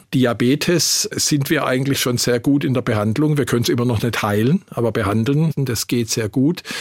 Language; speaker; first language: German; native; German